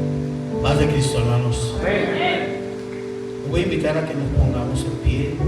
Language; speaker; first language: Spanish; native; Spanish